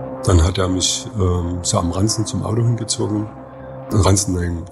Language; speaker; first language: German; native; German